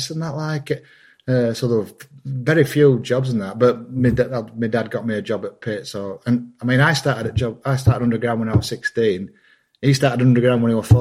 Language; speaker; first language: English; native; English